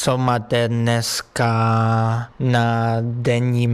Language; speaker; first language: Czech; non-native, learner; Spanish